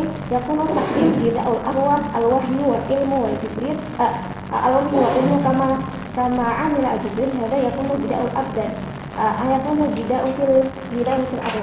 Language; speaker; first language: Arabic; non-native, learner; Indonesian